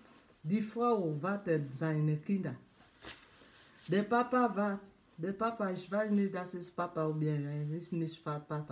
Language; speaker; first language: German; non-native, learner; French